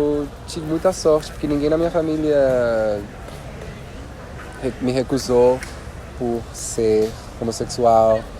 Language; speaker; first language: Portuguese; non-native, fluent; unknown